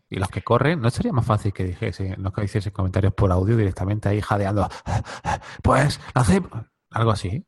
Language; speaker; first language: Spanish; native; Spanish